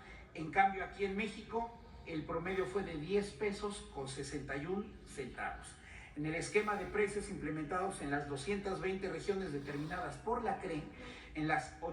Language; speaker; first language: Spanish; native; Spanish